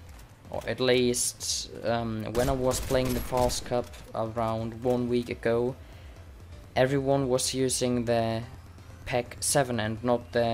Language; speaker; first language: English; non-native, fluent; Swiss German